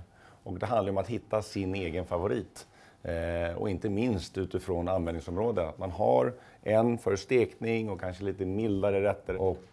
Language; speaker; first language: Swedish; native; Swedish